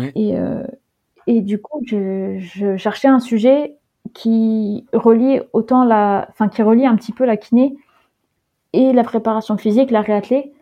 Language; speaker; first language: French; early bilingual, heritage; Dutch